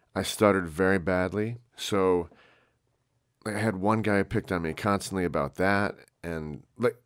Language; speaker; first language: English; native; English